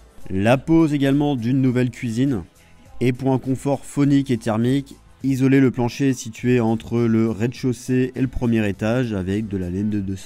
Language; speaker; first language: French; native; French